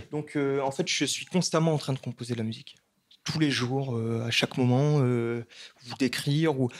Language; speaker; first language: French; native; French